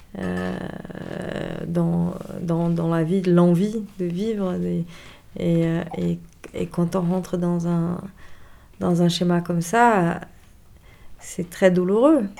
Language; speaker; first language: French; non-native, fluent; Portuguese